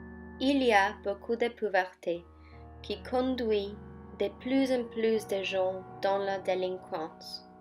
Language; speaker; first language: French; non-native, learner; Spanish